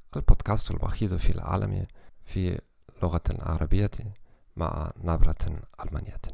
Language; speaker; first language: Arabic; non-native, learner; German